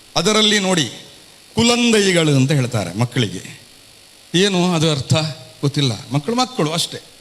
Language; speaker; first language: Kannada; non-native, local second language; Tulu